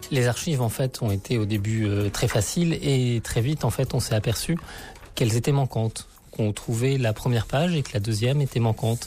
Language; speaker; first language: French; native; French